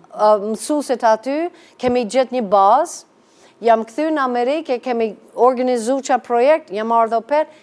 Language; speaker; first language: Albanian; non-native, fluent; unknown